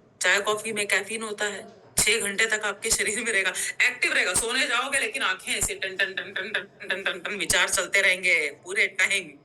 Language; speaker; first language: Hindi; non-native, local second language; Gujarati